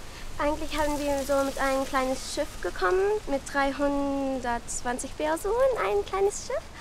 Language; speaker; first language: German; non-native, learner; Arabic